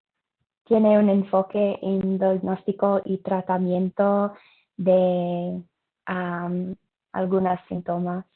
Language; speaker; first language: Spanish; non-native, learner; English